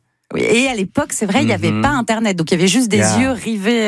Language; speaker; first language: French; native; French